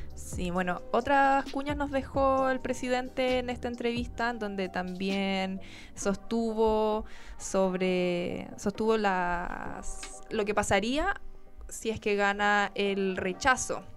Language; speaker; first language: Spanish; native; Spanish